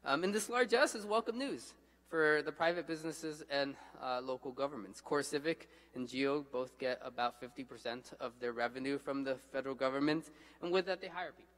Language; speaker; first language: English; native; English